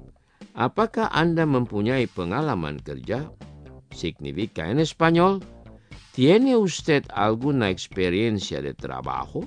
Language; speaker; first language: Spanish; non-native, fluent; Indonesian